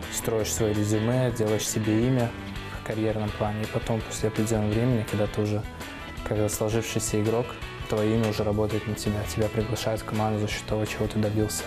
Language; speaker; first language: Russian; native; Russian